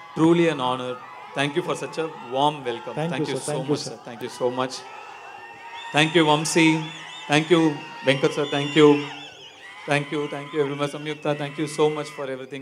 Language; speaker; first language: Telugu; non-native, learner; Tamil